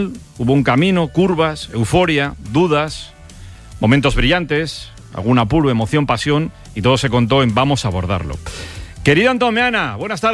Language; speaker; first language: Spanish; native; Spanish